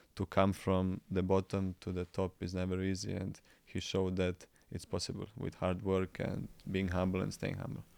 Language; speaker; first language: English; non-native, fluent; Croatian